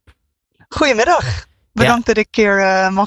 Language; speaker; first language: Dutch; non-native, fluent; English